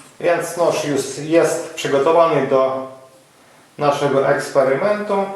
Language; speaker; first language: Polish; non-native, fluent; Ukrainian